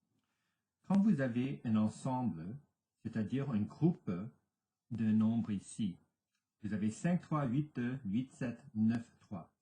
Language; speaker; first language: French; non-native, local second language; English